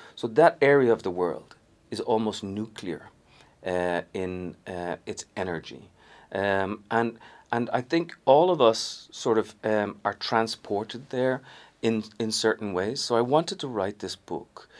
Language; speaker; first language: English; native; English